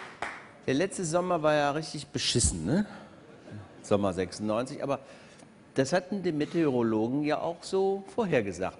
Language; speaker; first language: German; native; German